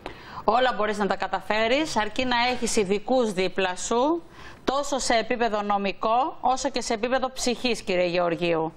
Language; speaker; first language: Greek; native; Greek